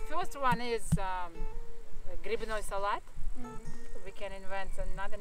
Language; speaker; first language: English; non-native, fluent; Russian